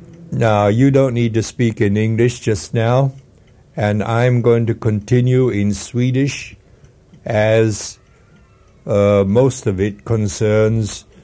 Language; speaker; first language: English; non-native, fluent; Swedish